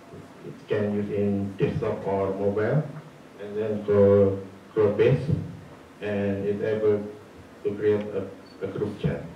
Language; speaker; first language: English; non-native, learner; Indonesian